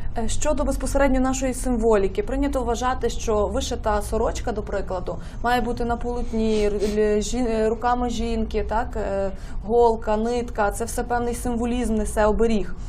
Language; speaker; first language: Ukrainian; native; Ukrainian